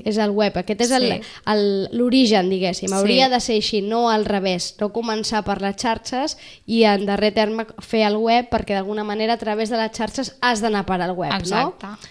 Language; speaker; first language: Catalan; native; Catalan